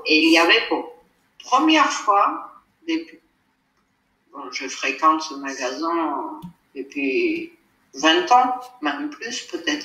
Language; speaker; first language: French; non-native, fluent; Armenian